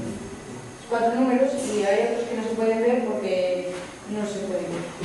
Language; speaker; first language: Spanish; native; Spanish